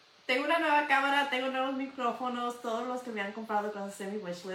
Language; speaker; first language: Spanish; early bilingual, heritage; Spanish